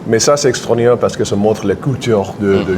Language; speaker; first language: French; non-native, fluent; English